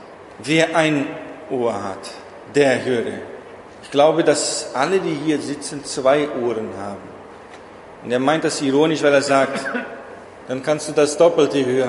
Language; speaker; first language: German; non-native, fluent; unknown